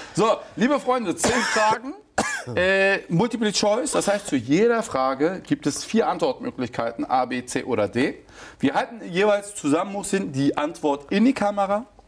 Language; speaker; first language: German; early bilingual, other home language; Turkish